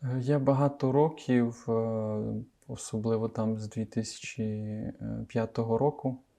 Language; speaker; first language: Ukrainian; native; Ukrainian